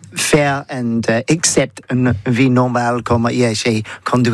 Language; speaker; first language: French; non-native, learner; English